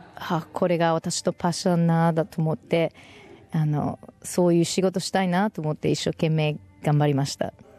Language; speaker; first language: Japanese; non-native, fluent; English